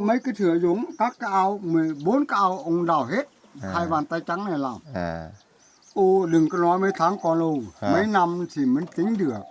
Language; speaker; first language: Vietnamese; native; Vietnamese